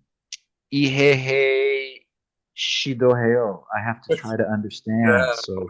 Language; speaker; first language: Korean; non-native, learner; English